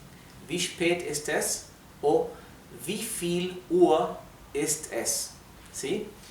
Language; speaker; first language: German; non-native, fluent; Spanish